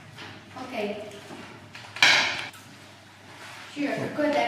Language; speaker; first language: Slovenian; early bilingual, heritage; Slovenian